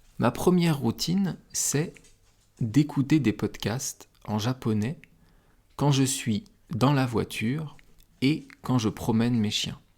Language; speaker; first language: French; native; French